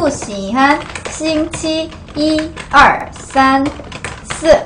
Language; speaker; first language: Chinese; non-native, fluent; Korean